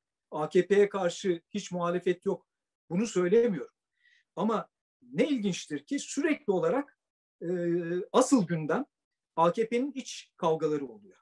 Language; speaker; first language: Turkish; native; Turkish